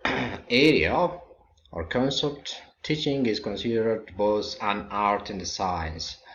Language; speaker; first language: English; non-native, local second language; Amharic